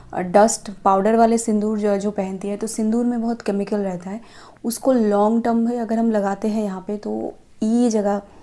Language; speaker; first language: Hindi; non-native, local second language; Bangla